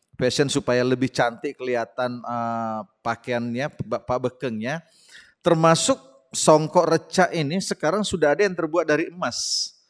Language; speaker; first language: Indonesian; non-native, local second language; Buginese